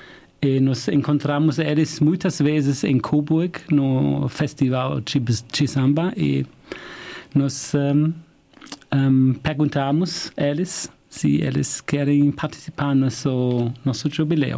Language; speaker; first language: Portuguese; non-native, fluent; German